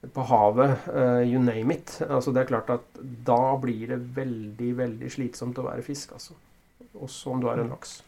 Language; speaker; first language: Norwegian; native; Norwegian